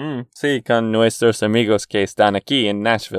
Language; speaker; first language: Spanish; non-native, fluent; English